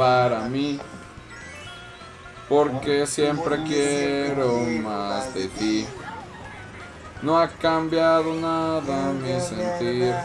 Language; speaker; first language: Spanish; native; Spanish